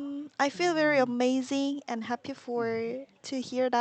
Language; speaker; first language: English; non-native, learner; Korean